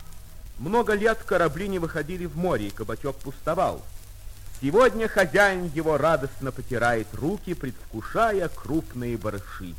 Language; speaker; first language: Russian; native; Russian